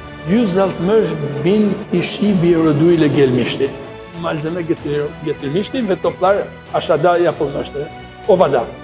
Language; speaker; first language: Turkish; non-native, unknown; Albanian